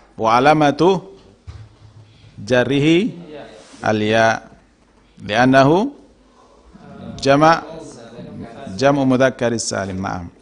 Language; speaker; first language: Arabic; non-native, fluent; Indonesian